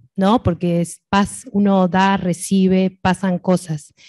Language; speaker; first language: Spanish; native; Spanish